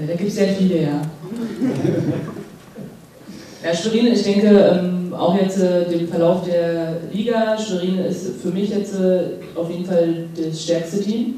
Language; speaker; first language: German; native; German